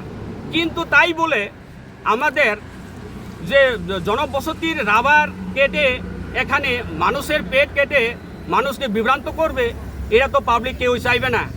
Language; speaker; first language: Bangla; non-native, local second language; Kok Borok